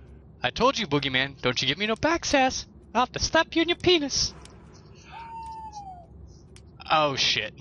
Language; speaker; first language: English; native; English